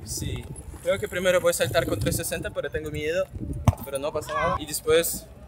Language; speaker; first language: Spanish; non-native, learner; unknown